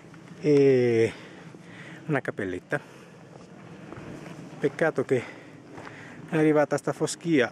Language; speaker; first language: Italian; native; Italian